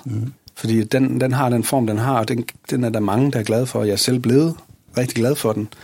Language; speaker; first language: Danish; native; Danish